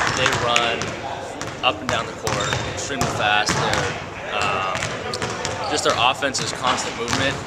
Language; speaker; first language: English; native; English